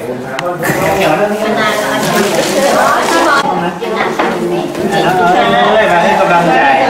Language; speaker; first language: Thai; native; Thai